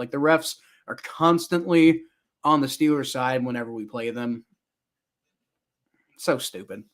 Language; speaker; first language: English; native; English